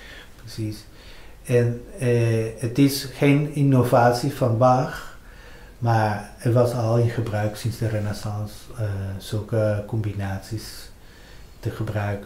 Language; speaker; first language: Dutch; non-native, fluent; Spanish